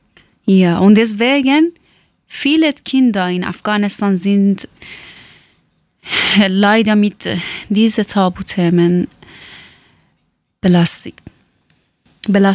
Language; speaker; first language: German; non-native, learner; Persian